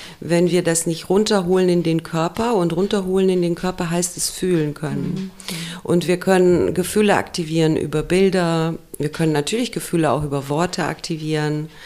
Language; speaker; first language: German; early bilingual, other home language; Romanian